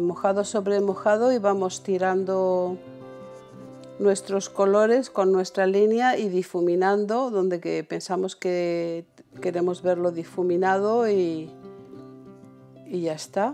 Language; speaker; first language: Spanish; native; Spanish